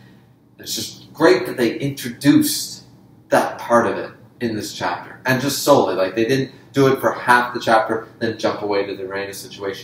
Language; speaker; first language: English; native; English